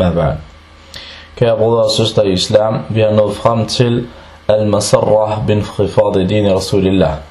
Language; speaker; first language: Danish; non-native, fluent; Arabic